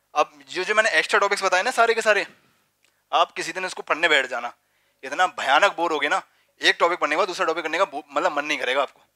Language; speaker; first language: Hindi; native; Hindi